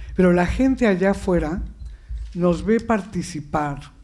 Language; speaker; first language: Spanish; native; Spanish